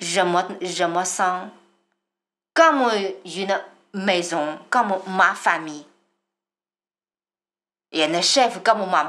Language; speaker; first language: French; non-native, learner; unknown